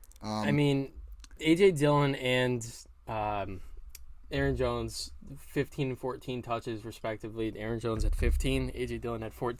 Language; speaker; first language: English; native; English